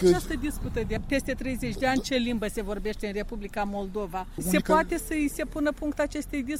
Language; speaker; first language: Romanian; native; Romanian